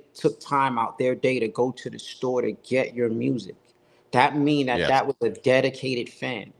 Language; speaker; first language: English; native; English